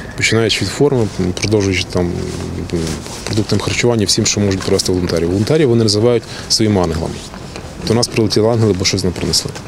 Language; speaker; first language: Ukrainian; native; Ukrainian